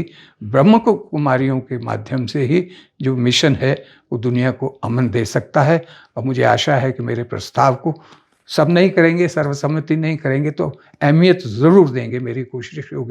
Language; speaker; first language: Hindi; native; Hindi